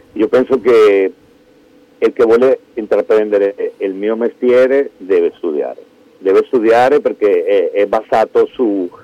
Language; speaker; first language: Italian; non-native, fluent; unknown